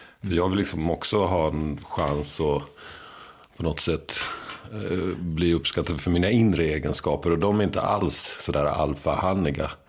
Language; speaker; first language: Swedish; native; Swedish